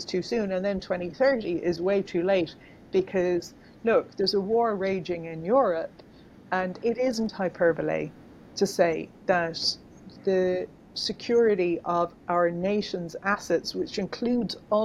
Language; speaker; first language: English; native; English